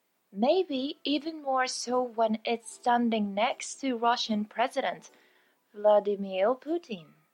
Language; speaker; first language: English; non-native, fluent; Japanese